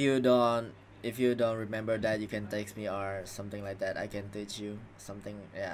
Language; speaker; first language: English; non-native, fluent; Indonesian